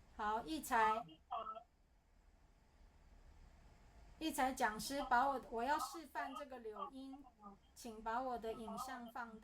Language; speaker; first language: Chinese; native; Chinese